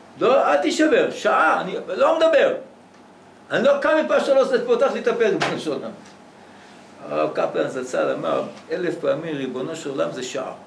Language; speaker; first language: Hebrew; native; Hebrew